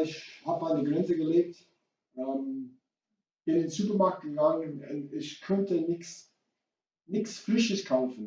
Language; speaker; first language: German; non-native, fluent; English